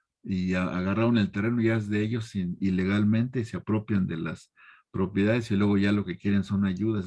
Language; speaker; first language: Spanish; native; Spanish